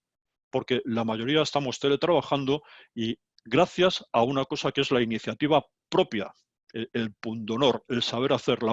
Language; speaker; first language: Spanish; native; Spanish